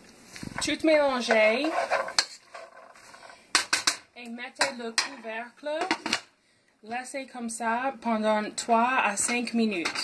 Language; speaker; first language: French; non-native, fluent; English